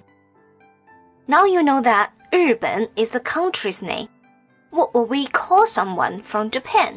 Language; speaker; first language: English; non-native, fluent; Chinese